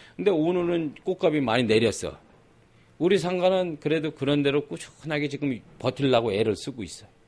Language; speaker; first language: Korean; native; Korean